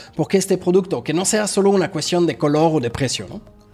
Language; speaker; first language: Spanish; non-native, fluent; French